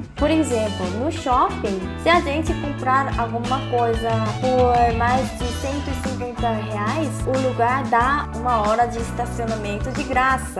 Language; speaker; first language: Portuguese; non-native, fluent; Korean